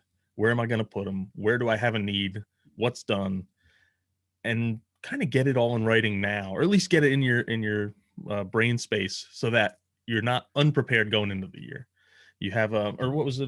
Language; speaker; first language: English; native; English